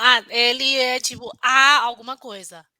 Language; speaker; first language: Portuguese; non-native, fluent; Chinese